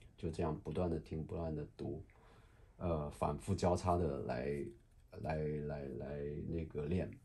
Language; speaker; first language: Chinese; native; Chinese